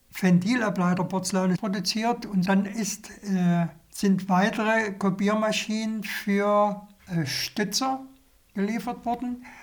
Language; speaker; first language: German; native; German